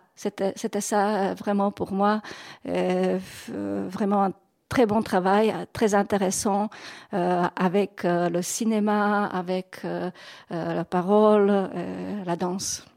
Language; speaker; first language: French; non-native, fluent; Czech